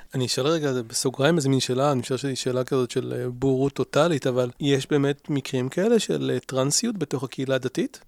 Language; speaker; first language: Hebrew; native; Hebrew